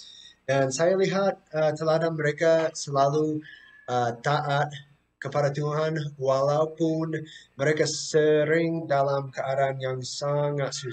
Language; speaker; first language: Indonesian; non-native, fluent; English